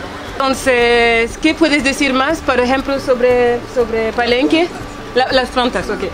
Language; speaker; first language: Spanish; non-native, learner; French